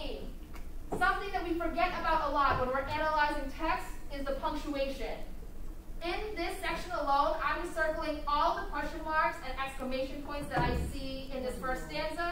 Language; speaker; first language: English; native; English